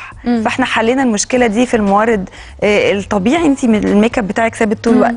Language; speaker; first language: Arabic; native; Arabic